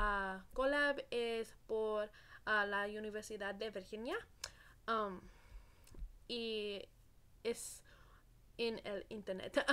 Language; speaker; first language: Spanish; non-native, learner; English